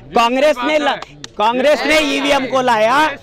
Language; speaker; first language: Hindi; non-native, local second language; Marathi